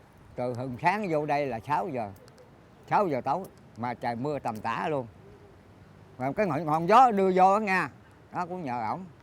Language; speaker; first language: Vietnamese; native; Vietnamese